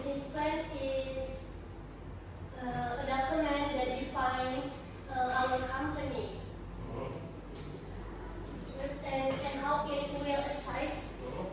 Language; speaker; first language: English; non-native, learner; Indonesian